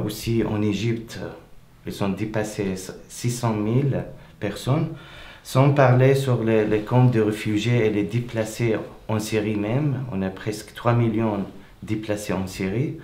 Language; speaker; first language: French; non-native, fluent; Arabic